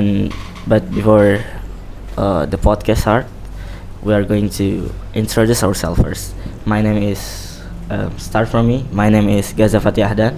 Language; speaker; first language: English; non-native, learner; Indonesian